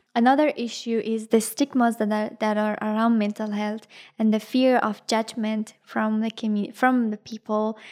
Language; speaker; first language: English; non-native, fluent; Persian